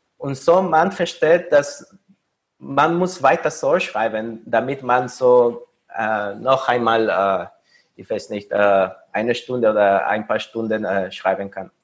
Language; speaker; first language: German; non-native, fluent; Spanish